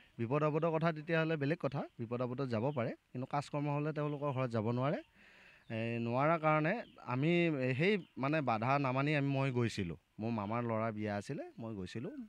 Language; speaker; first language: Assamese; native; Assamese